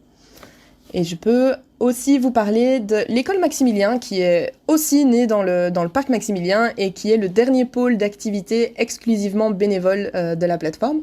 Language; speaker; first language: French; native; French